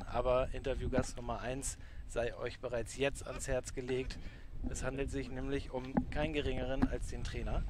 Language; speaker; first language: German; native; German